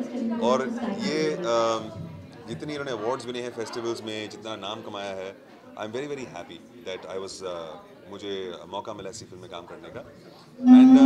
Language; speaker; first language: Hindi; native; Hindi